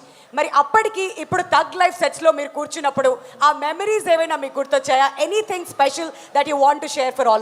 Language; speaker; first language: Telugu; native; Telugu